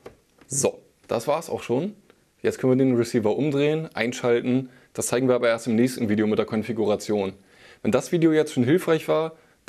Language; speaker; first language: German; native; German